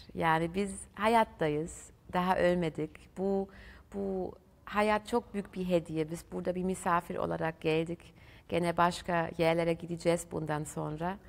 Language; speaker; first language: Turkish; early bilingual, heritage; German